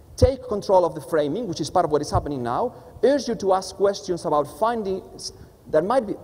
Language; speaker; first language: English; non-native, fluent; Spanish